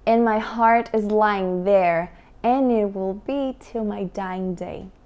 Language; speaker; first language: English; non-native, fluent; Portuguese